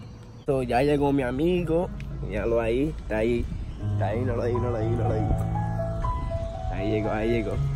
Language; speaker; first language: Spanish; early bilingual, heritage; English